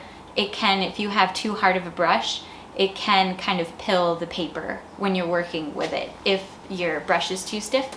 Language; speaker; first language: English; native; English